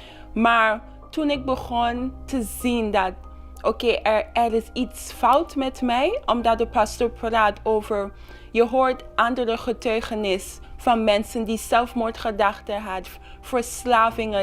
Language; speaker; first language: Dutch; non-native, local second language; Papiamento